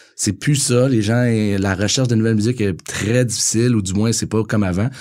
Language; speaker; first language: French; native; French